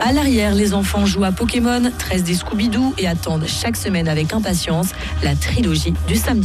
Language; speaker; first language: French; native; French